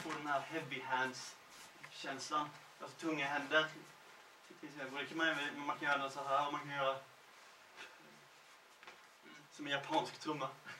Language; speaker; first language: Swedish; native; Swedish